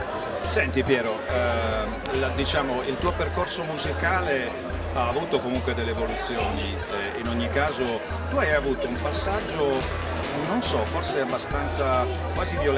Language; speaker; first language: Italian; native; Italian